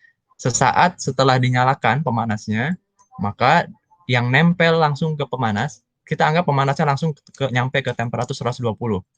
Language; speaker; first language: Indonesian; native; Indonesian